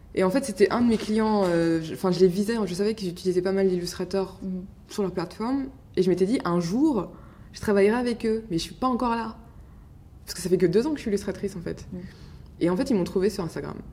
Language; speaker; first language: French; native; French